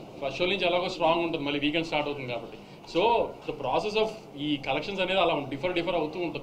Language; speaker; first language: Telugu; native; Telugu